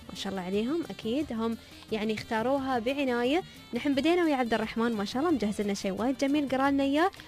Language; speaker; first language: Arabic; native; Arabic